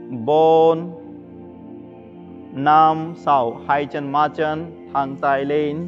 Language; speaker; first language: Vietnamese; non-native, learner; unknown